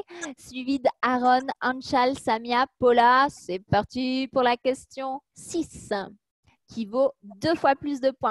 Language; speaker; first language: French; native; French